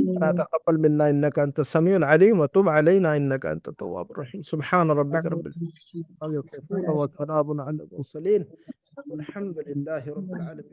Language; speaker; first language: Arabic; non-native, fluent; Urdu